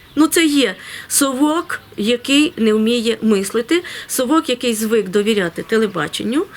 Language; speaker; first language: Ukrainian; native; Ukrainian